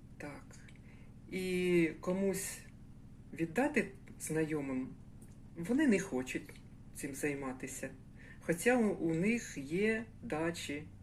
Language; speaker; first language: Ukrainian; non-native, local second language; Russian